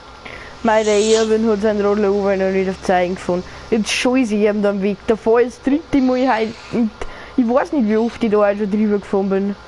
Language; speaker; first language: German; native; German